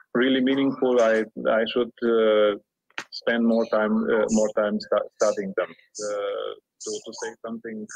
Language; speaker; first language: English; non-native, fluent; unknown